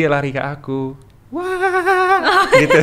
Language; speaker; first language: Indonesian; non-native, learner; English